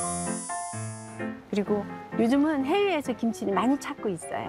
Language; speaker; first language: Korean; native; Korean